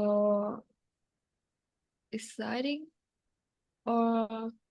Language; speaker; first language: English; non-native, learner; Vietnamese